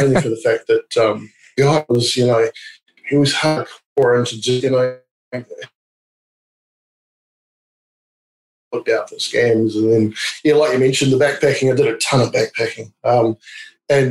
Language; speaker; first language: English; native; English